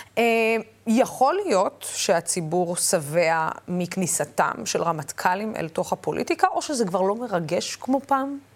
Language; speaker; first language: Hebrew; non-native, local second language; Arabic